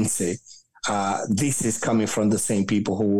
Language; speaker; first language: English; early bilingual, other home language; Spanish